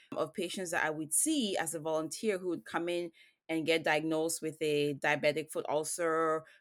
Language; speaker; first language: English; early bilingual, other home language; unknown